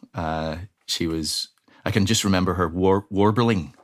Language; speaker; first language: English; native; English